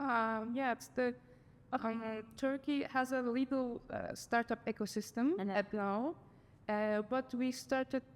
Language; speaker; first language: English; non-native, learner; Turkish